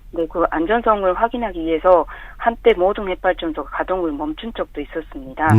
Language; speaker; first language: Korean; non-native, fluent; Japanese